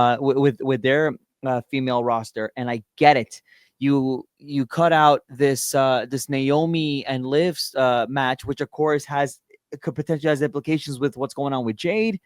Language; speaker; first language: English; native; English